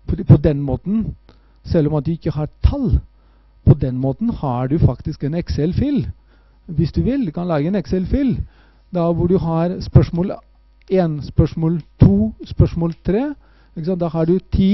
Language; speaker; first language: Norwegian; non-native, fluent; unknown